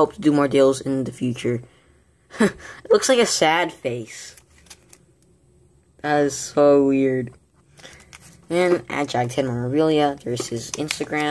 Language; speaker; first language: English; native; English